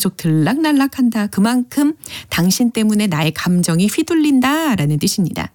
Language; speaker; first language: Korean; native; Korean